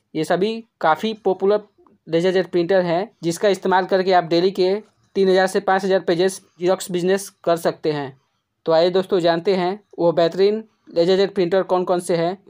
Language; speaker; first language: Hindi; native; Hindi